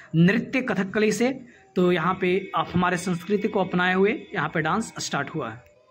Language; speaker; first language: Hindi; native; Hindi